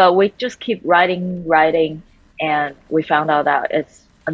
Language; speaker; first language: English; non-native, fluent; Chinese